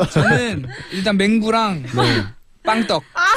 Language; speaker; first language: Korean; native; Korean